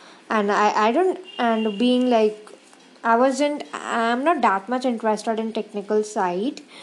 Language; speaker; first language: English; non-native, local second language; Hindi